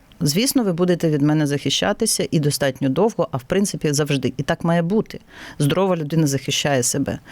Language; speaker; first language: Ukrainian; non-native, local second language; Russian